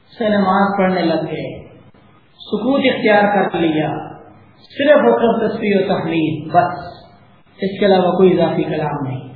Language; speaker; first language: Urdu; native; Urdu